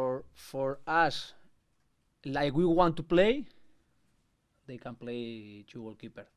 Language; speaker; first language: English; non-native, learner; Spanish